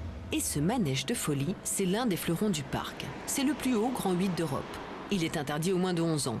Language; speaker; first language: French; native; French